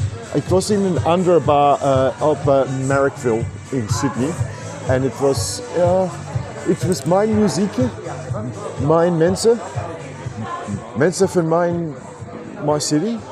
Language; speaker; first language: Dutch; non-native, learner; English